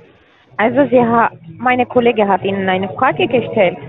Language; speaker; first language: German; non-native, learner; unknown